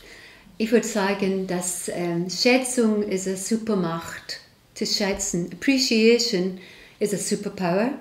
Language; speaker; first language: German; non-native, learner; English